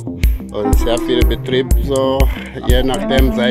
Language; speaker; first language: German; non-native, learner; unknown